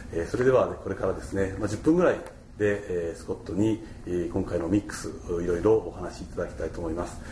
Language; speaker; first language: Japanese; native; Japanese